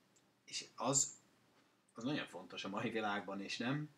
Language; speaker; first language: Hungarian; non-native, learner; English